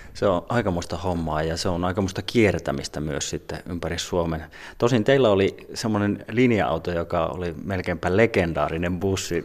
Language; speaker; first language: Finnish; native; Finnish